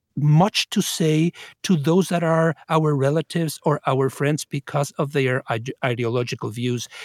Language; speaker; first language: English; non-native, fluent; Spanish